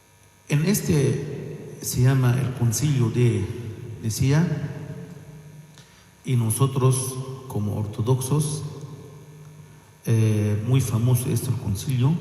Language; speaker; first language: Spanish; non-native, fluent; Arabic